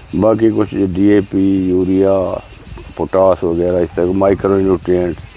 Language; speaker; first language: Hindi; native; Hindi